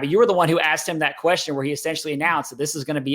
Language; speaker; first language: English; native; English